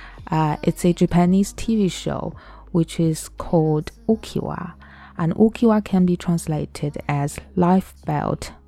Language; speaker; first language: English; non-native, fluent; Chinese